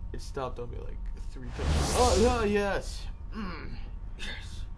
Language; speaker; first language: English; native; English